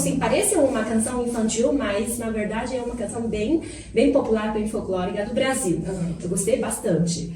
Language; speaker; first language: Portuguese; non-native, fluent; Chinese